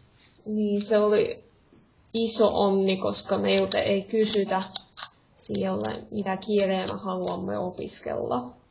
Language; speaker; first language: Finnish; non-native, fluent; Russian